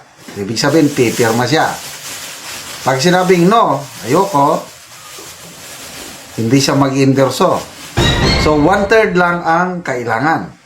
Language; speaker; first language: Filipino; native; Filipino